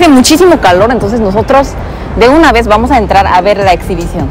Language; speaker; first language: Spanish; non-native, fluent; Korean